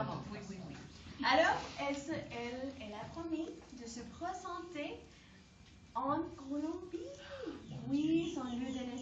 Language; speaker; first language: French; non-native, learner; Spanish